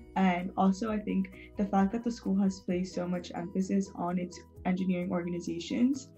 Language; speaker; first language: English; non-native, fluent; Spanish